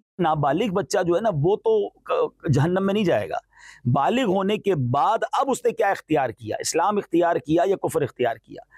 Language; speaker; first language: Urdu; native; Urdu